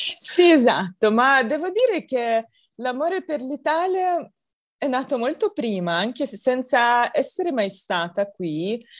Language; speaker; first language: Italian; non-native, fluent; Russian